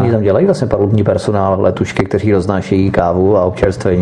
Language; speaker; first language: Czech; native; Czech